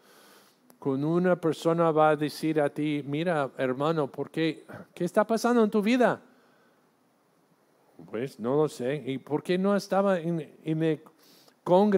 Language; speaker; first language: Spanish; non-native, fluent; English